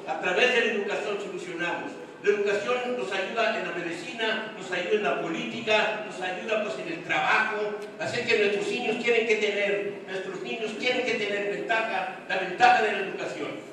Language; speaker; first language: Spanish; early bilingual, heritage; Spanish